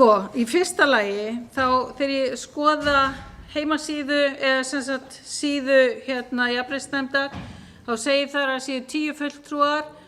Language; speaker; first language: Icelandic; native; Icelandic